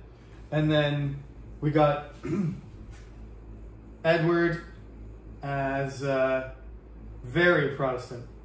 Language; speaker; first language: English; native; English